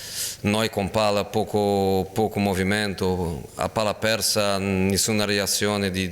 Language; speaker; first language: Italian; non-native, fluent; Portuguese